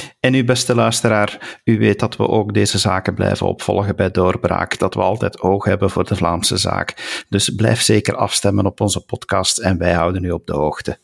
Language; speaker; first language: Dutch; native; Dutch